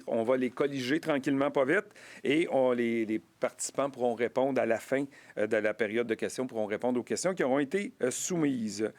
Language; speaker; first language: French; native; French